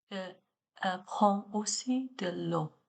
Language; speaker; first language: French; non-native, learner; Chinese